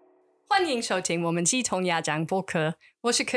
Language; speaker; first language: Chinese; non-native, fluent; English